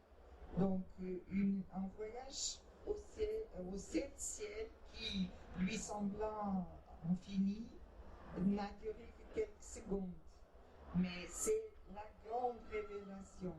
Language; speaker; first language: French; non-native, fluent; Portuguese